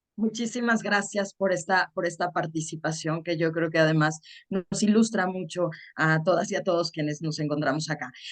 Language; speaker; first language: Spanish; native; Spanish